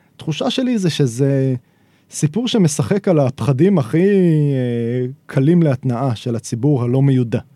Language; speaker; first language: Hebrew; native; Hebrew